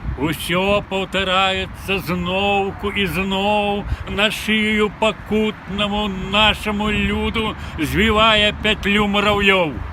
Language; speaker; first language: Belarusian; native; Belarusian